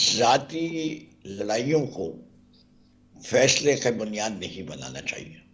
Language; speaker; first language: Urdu; native; Urdu